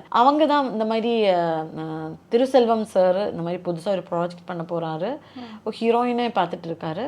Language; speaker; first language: Tamil; non-native, local second language; Malayalam